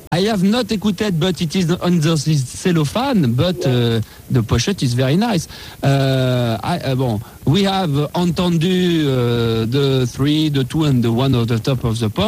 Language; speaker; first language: English; non-native, learner; French